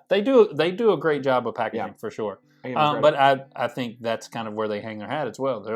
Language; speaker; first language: English; native; English